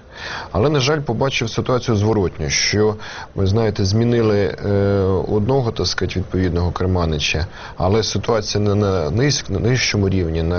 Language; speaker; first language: Ukrainian; native; Ukrainian